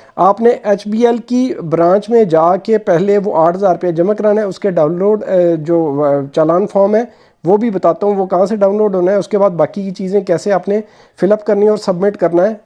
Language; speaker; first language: Urdu; native; Urdu